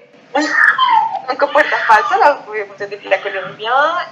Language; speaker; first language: French; non-native, fluent; Spanish